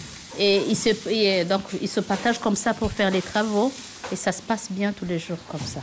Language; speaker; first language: French; non-native, local second language; Rundi